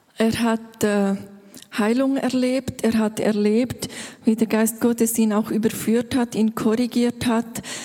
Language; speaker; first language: German; native; German